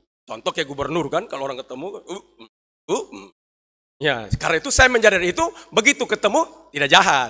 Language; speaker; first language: Indonesian; native; Indonesian